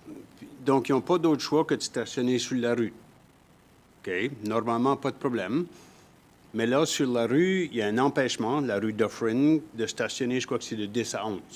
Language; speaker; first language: French; native; French